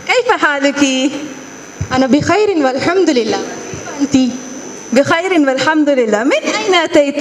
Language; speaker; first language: Arabic; non-native, learner; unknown